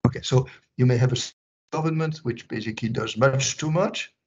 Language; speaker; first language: English; non-native, fluent; French